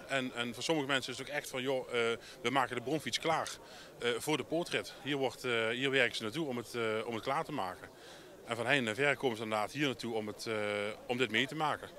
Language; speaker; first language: Dutch; native; Dutch